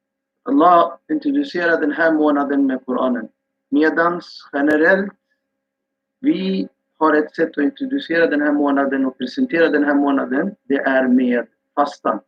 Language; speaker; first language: Swedish; non-native, fluent; Urdu